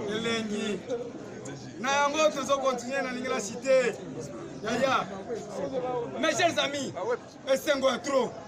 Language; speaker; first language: Lingala; non-native, local second language; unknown